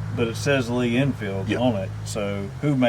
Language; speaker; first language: English; native; English